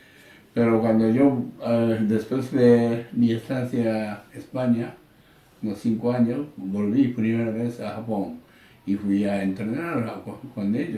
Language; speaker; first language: Spanish; non-native, learner; Japanese